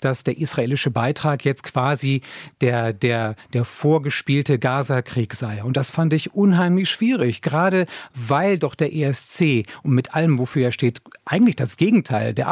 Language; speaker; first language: German; native; German